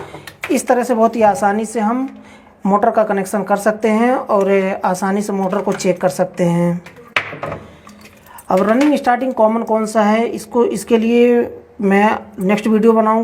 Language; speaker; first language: Hindi; native; Hindi